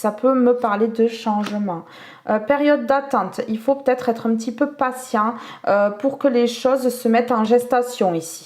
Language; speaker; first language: French; native; French